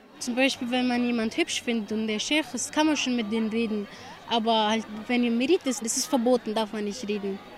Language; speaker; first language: German; early bilingual, other home language; Kurdish